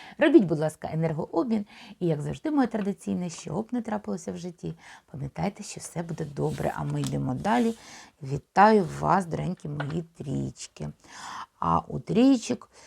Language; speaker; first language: Ukrainian; non-native, local second language; Russian